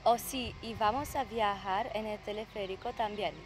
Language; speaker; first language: Spanish; non-native, learner; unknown